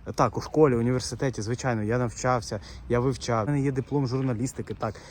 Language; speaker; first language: Ukrainian; non-native, local second language; Russian